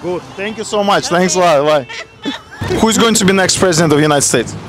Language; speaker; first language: English; non-native, fluent; Russian